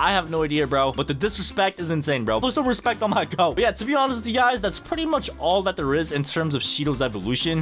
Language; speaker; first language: English; native; English